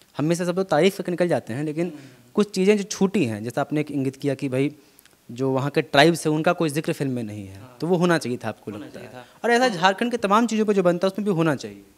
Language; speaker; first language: Hindi; native; Hindi